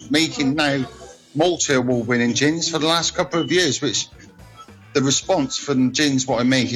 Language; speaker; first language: English; native; English